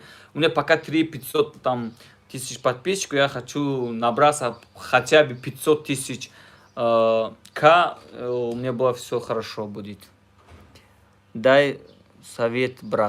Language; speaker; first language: Russian; non-native, learner; Tajik